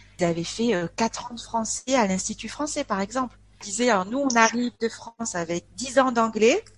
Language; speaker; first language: French; native; French